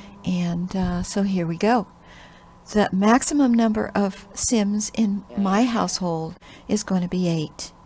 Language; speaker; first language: English; native; English